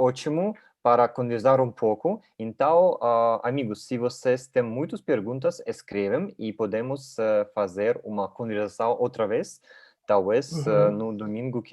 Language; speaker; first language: Portuguese; non-native, learner; Russian